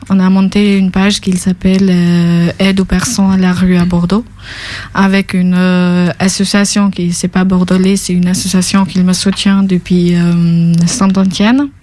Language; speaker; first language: French; non-native, fluent; Albanian